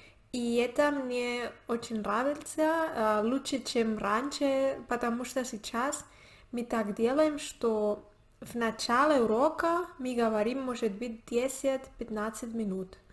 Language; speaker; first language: Russian; non-native, learner; Spanish